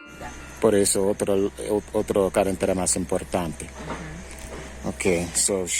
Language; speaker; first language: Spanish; non-native, learner; English